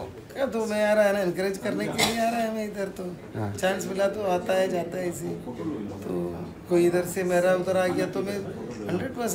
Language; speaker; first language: Hindi; non-native, local second language; Malayalam